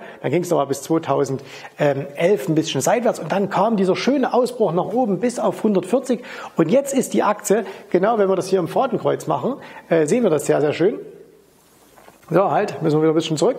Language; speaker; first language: German; native; German